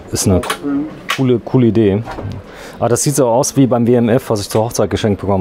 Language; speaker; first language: German; native; German